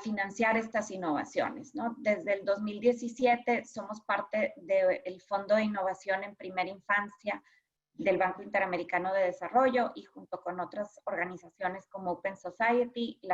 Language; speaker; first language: Spanish; native; Spanish